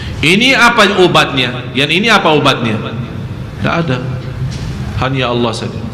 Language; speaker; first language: Malay; non-native, fluent; Arabic